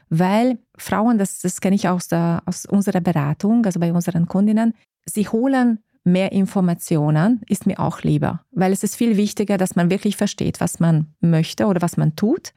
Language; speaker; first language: German; non-native, fluent; Hungarian